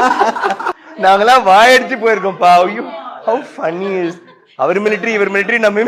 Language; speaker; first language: Tamil; native; Tamil